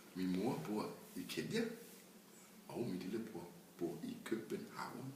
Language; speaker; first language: Danish; early bilingual, other home language; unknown